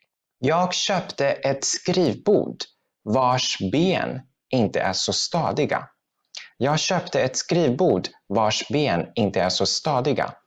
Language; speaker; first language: Swedish; non-native, fluent; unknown